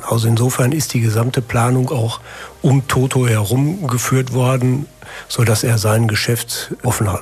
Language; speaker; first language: German; native; German